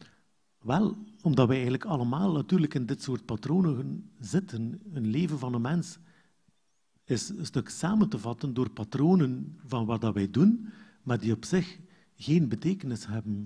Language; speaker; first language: Dutch; native; Dutch